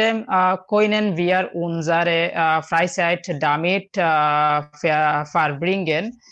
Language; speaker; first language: German; non-native, learner; Bangla